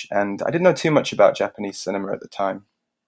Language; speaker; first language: English; native; English